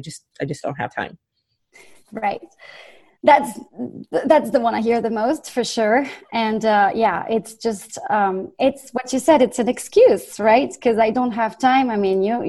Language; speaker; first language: English; non-native, fluent; French